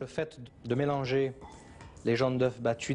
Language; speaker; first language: French; native; French